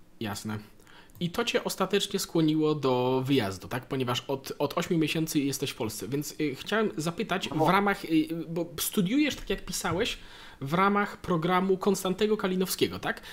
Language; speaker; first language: Polish; native; Polish